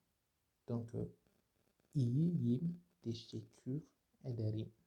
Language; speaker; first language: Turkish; non-native, fluent; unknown